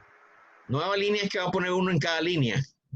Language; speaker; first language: Spanish; native; Spanish